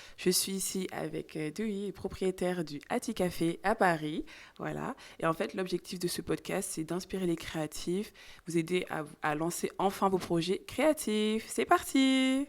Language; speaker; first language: French; native; French